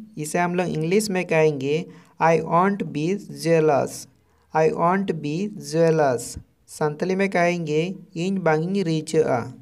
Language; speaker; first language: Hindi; non-native, local second language; Santali